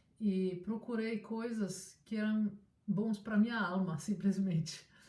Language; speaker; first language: Portuguese; non-native, fluent; Italian